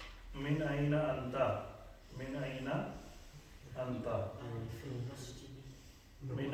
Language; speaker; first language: Arabic; non-native, fluent; Urdu